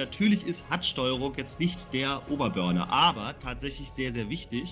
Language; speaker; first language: German; native; German